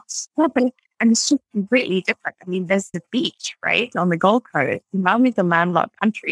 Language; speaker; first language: English; native; English